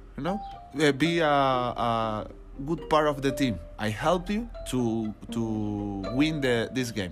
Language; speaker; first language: English; non-native, learner; Spanish